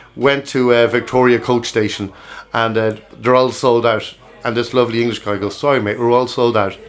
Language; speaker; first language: English; native; English